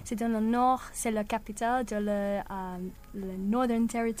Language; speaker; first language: French; non-native, learner; English